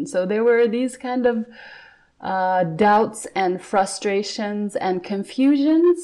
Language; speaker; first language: English; non-native, fluent; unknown